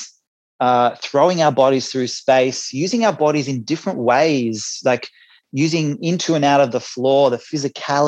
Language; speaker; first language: English; native; English